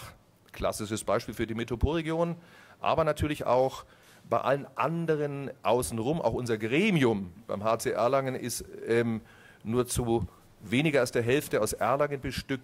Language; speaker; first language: German; native; German